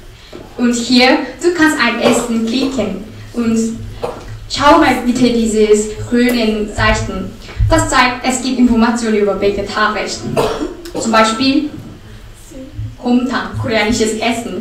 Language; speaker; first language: German; non-native, learner; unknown